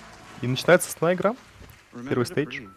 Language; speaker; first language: Russian; native; Russian